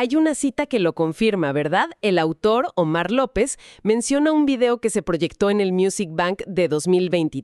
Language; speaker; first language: Spanish; native; Spanish